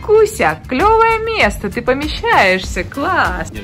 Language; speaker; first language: Russian; native; Russian